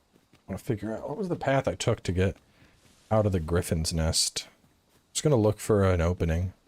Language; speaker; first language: English; native; English